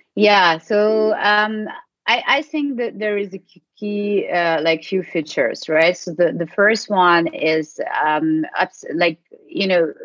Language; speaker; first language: English; non-native, fluent; Ukrainian